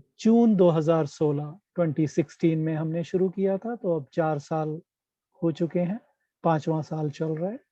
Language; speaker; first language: Hindi; native; Hindi